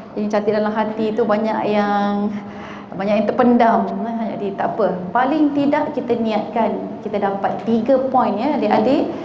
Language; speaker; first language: Malay; native; Malay